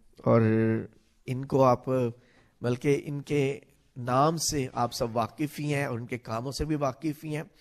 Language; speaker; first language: Urdu; non-native, local second language; Punjabi